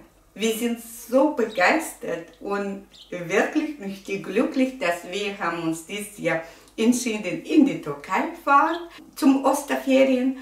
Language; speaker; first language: German; non-native, fluent; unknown